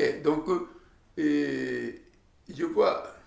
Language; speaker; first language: French; non-native, learner; Japanese